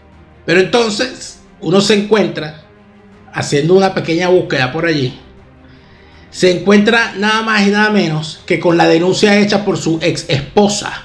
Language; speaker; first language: Spanish; native; Spanish